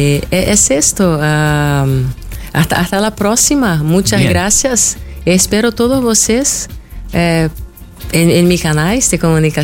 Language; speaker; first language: Spanish; non-native, fluent; Portuguese